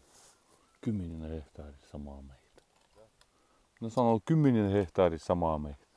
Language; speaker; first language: Finnish; non-native, learner; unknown